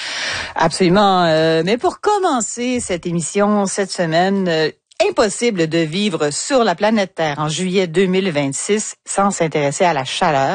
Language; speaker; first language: French; native; French